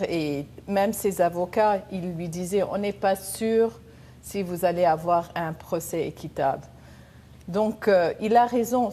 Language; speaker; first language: French; non-native, local second language; Arabic